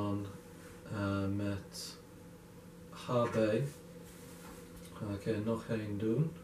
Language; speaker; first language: Dutch; non-native, fluent; English